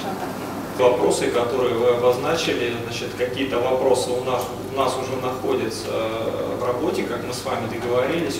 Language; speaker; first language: Russian; native; Russian